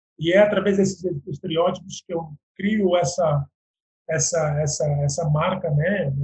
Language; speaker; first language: Portuguese; non-native, local second language; Upper Guinea Crioulo